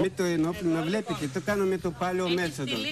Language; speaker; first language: Greek; non-native, fluent; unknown